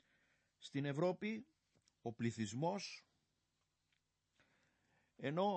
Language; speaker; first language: Greek; native; Greek